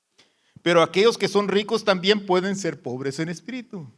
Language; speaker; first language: Spanish; native; Spanish